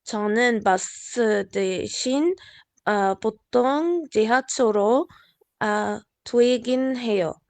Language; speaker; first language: Korean; non-native, learner; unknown